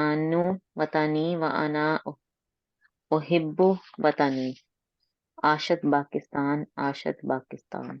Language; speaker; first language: Arabic; non-native, learner; Urdu